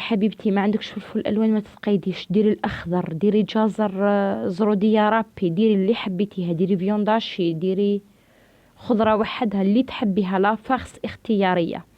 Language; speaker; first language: Arabic; native; Arabic